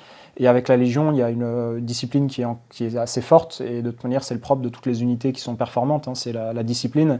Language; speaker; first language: French; native; French